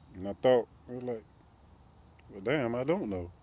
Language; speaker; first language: English; native; English